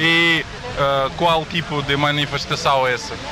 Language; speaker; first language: Portuguese; non-native, fluent; Russian